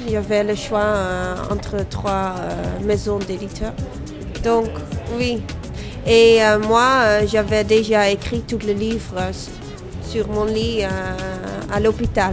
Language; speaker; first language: French; non-native, fluent; Dutch